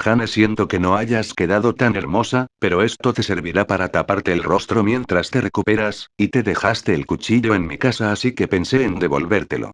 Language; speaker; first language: Spanish; native; Spanish